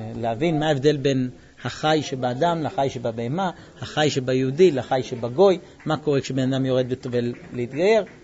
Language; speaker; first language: Hebrew; non-native, fluent; English